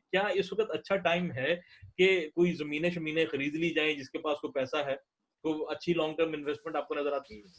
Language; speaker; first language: Urdu; native; Urdu